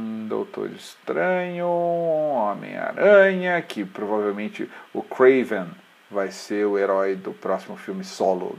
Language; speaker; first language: Portuguese; native; Portuguese